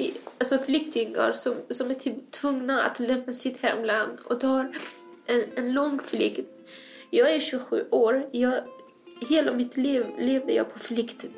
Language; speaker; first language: Swedish; non-native, fluent; Persian